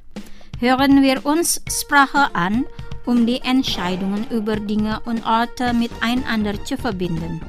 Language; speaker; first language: German; non-native, fluent; Indonesian